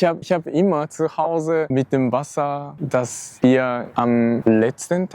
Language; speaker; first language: German; non-native, learner; Japanese